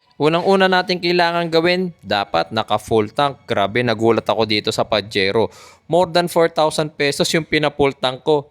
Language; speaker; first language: Filipino; native; Filipino